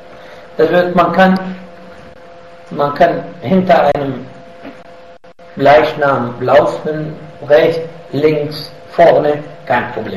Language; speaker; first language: German; non-native, fluent; Arabic